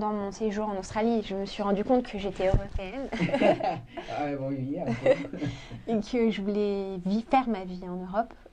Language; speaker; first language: French; early bilingual, other home language; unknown